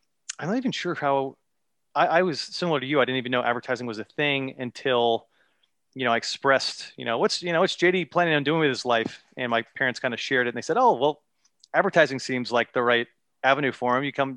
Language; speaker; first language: English; native; English